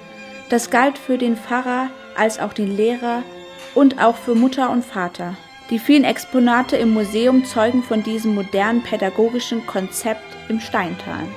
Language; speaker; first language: German; native; German